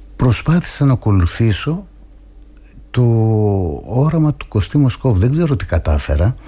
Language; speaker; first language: Greek; native; Greek